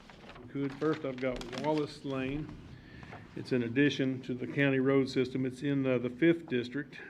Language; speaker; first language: English; native; English